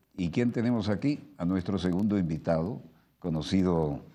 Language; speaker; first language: Spanish; native; Spanish